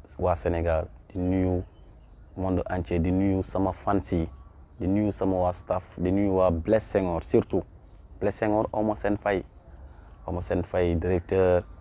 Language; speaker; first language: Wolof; non-native, local second language; Mandingo